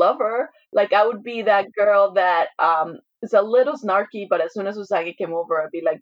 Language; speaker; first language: English; non-native, fluent; Spanish